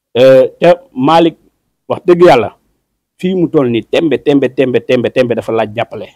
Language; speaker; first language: Wolof; native; Wolof